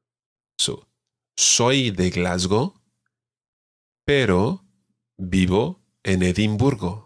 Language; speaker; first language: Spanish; non-native, fluent; English